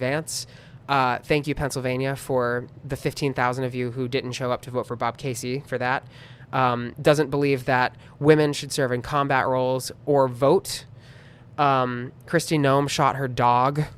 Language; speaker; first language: English; native; English